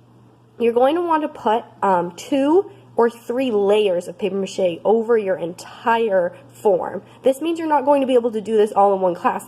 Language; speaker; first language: English; native; English